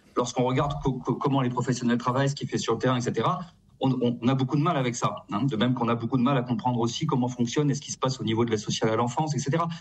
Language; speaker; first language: French; native; French